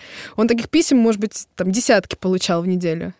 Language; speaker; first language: Russian; native; Russian